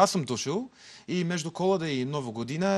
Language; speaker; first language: Bulgarian; non-native, learner; English